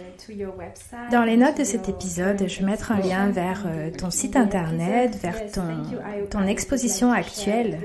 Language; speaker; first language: French; native; French